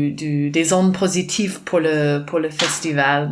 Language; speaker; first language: French; non-native, fluent; English